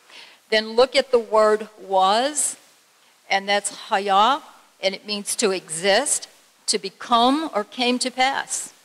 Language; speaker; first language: English; native; English